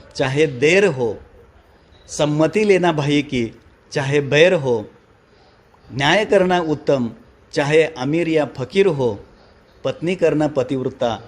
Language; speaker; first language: Hindi; non-native, local second language; Marathi